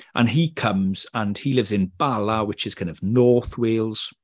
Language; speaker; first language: English; native; English